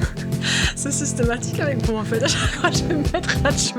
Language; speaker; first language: French; native; French